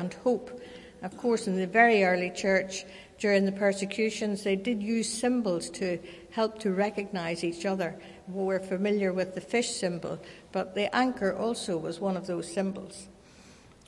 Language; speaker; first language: English; native; English